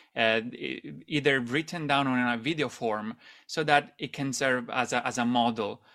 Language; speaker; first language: English; non-native, fluent; Italian